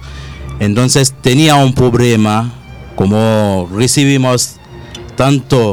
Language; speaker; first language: Spanish; non-native, learner; Haitian Creole